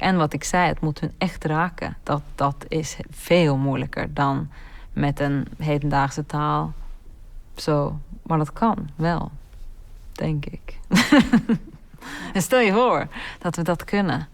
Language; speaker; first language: Dutch; non-native, fluent; Norwegian